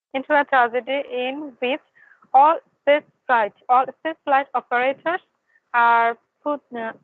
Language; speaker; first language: English; non-native, local second language; Bangla